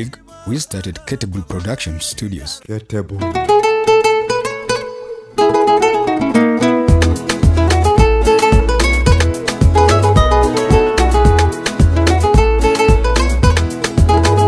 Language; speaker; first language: English; non-native, local second language; Luo (Kenya and Tanzania)